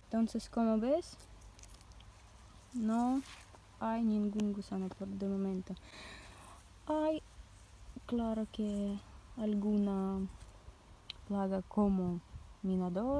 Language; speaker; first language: Spanish; non-native, learner; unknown